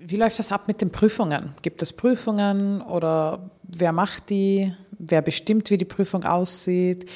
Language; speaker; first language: German; early bilingual, other home language; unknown